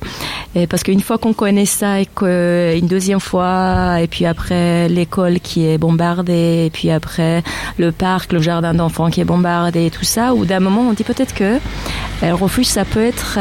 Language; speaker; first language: French; non-native, fluent; Persian